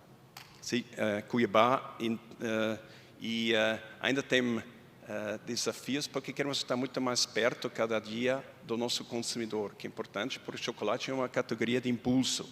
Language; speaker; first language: Portuguese; non-native, fluent; Swiss German